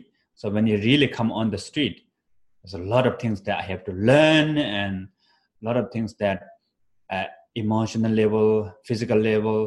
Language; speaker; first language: English; non-native, fluent; Tibetan